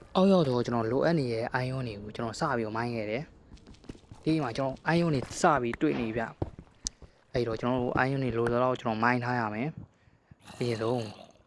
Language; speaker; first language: Burmese; native; Burmese